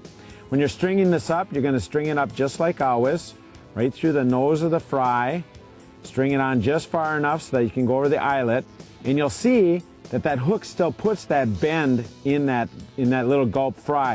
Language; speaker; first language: English; native; English